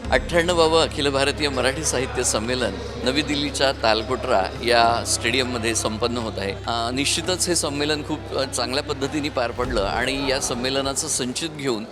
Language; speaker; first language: Marathi; native; Marathi